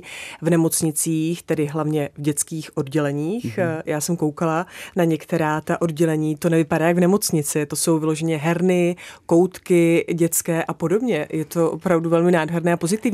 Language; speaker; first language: Czech; native; Czech